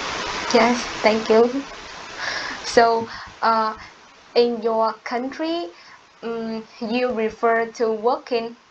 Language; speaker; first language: English; non-native, learner; Vietnamese